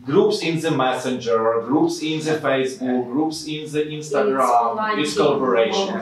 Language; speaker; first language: English; non-native, learner; Ukrainian